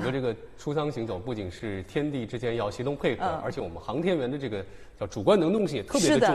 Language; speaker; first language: Chinese; native; Chinese